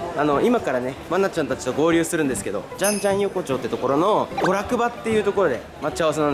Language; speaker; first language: Japanese; native; Japanese